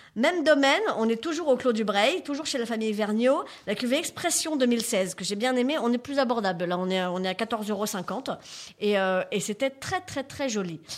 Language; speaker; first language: French; native; French